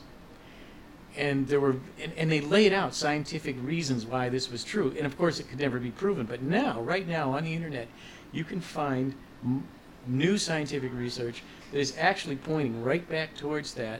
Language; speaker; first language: English; native; English